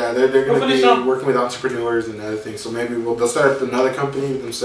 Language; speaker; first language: English; native; English